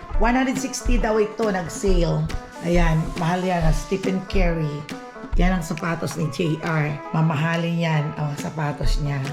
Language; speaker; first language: Filipino; non-native, local second language; Aklanon